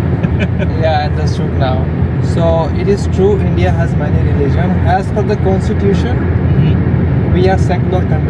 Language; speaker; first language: English; non-native, local second language; Hindi